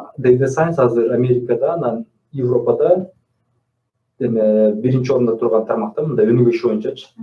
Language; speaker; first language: Kyrgyz; native; Kyrgyz